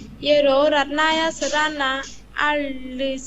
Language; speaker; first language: Russian; non-native, learner; Vietnamese